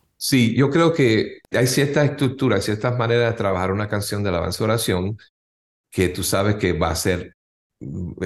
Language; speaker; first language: Spanish; native; Spanish